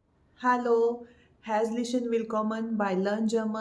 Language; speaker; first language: German; non-native, fluent; Marathi